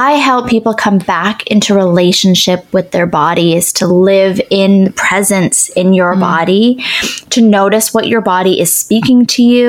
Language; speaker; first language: English; native; English